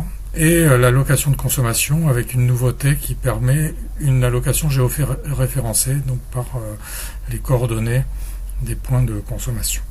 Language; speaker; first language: French; native; French